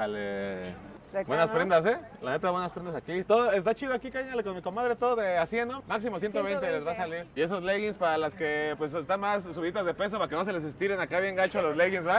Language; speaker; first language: Spanish; native; Spanish